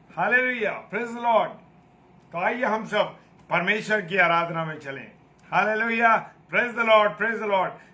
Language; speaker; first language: Hindi; native; Hindi